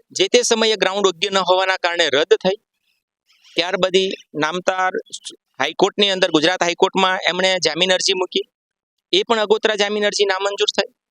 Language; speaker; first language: Gujarati; native; Gujarati